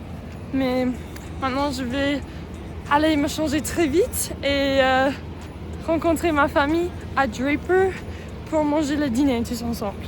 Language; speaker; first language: French; non-native, learner; English